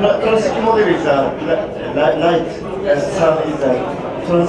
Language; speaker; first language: English; non-native, learner; Japanese